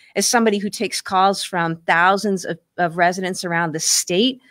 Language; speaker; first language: English; native; English